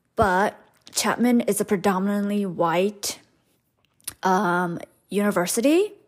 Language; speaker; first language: English; early bilingual, other home language; Hmong